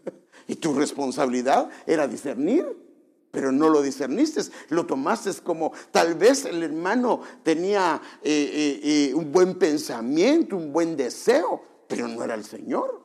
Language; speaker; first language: Spanish; native; Spanish